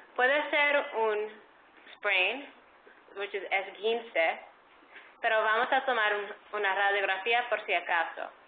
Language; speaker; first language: Spanish; early bilingual, heritage; Spanish